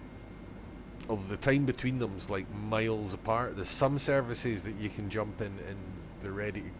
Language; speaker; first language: English; native; English